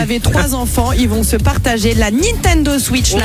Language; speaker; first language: French; native; French